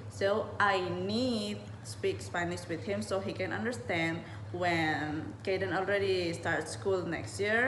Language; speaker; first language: English; non-native, learner; Indonesian